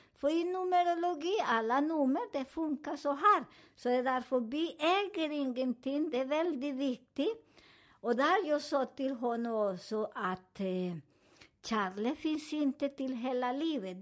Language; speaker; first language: Swedish; non-native, fluent; Spanish